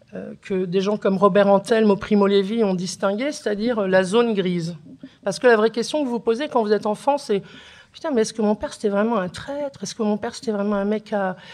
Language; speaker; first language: French; early bilingual, other home language; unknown